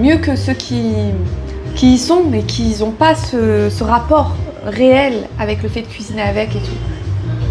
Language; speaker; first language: French; native; French